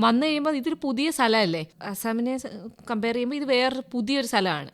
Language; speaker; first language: Malayalam; native; Malayalam